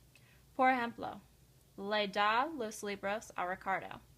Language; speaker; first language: Spanish; non-native, learner; English